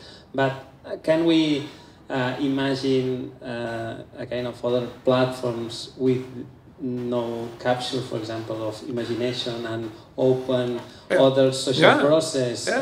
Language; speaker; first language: English; non-native, fluent; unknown